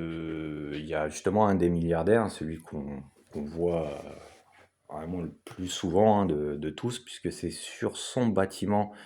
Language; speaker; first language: French; native; French